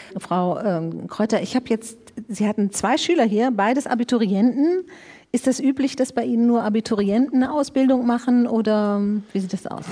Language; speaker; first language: German; native; German